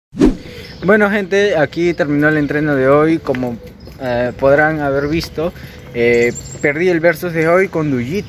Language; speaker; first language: Spanish; native; Spanish